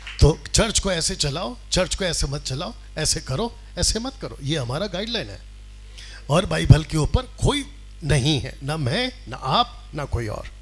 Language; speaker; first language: Hindi; non-native, local second language; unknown